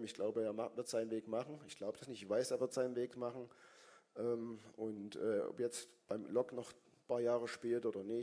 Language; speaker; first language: German; native; German